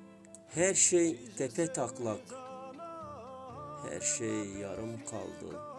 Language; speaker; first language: Turkish; native; Turkish